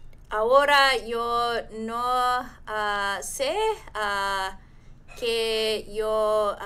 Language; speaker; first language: Spanish; non-native, learner; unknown